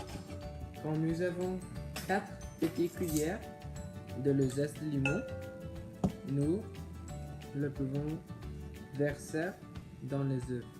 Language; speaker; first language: French; non-native, learner; English